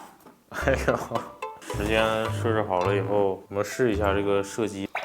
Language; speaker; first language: Chinese; native; Chinese